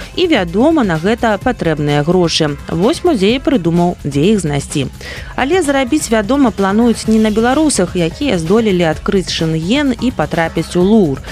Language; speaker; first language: Belarusian; native; Belarusian